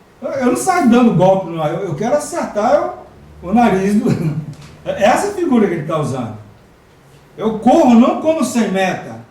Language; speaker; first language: Portuguese; native; Portuguese